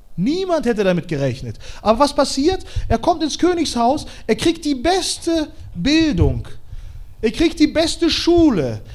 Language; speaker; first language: German; early bilingual, other home language; Russian